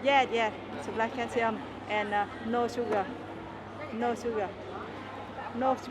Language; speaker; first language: English; non-native, learner; Vietnamese